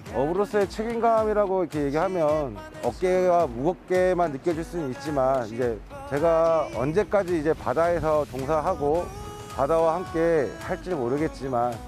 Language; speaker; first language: Korean; native; Korean